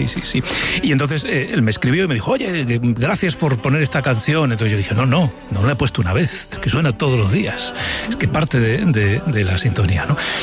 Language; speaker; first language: Spanish; native; Spanish